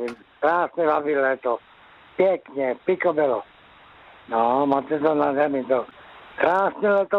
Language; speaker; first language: Czech; native; Czech